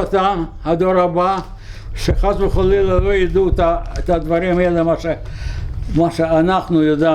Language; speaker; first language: Hebrew; non-native, fluent; Yiddish